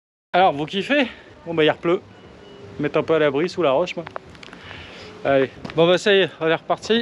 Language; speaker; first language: French; native; French